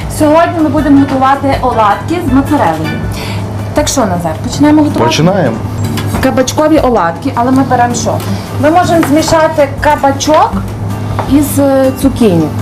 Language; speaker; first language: Ukrainian; native; Ukrainian